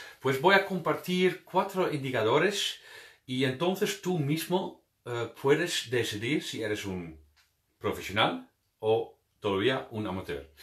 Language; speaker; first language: Spanish; non-native, fluent; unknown